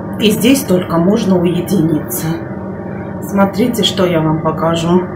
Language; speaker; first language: Russian; non-native, local second language; Armenian